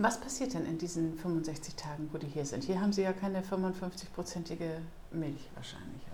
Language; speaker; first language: German; native; German